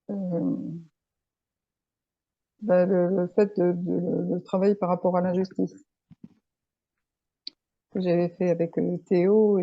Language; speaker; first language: French; native; French